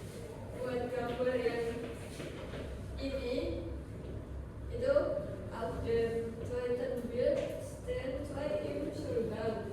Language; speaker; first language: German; non-native, learner; Indonesian